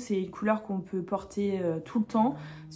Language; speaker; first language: French; native; French